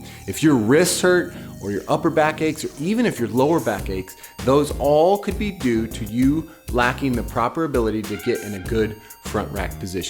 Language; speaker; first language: English; native; English